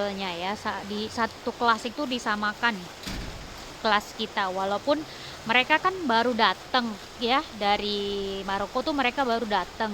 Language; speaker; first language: Indonesian; native; Indonesian